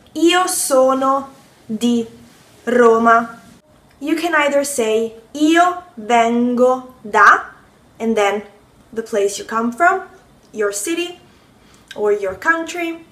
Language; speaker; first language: English; non-native, fluent; Italian